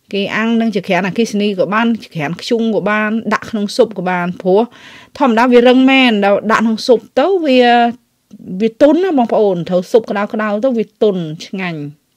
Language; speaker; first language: Khmer; native; Khmer